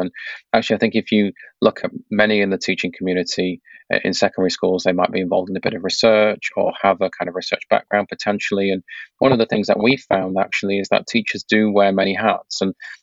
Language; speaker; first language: English; native; English